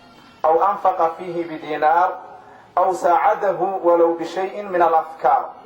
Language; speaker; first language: Arabic; non-native, local second language; Somali